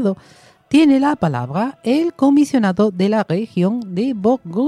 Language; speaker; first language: Spanish; native; Spanish